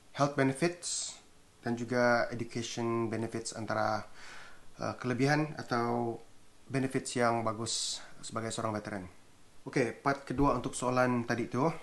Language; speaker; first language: Malay; native; Malay